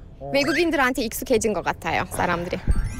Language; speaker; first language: Korean; non-native, fluent; Turkish